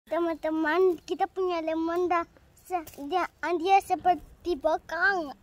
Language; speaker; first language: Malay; early bilingual, heritage; Spanish